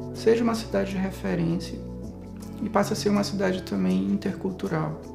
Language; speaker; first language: Portuguese; native; Portuguese